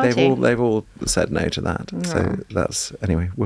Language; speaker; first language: English; native; English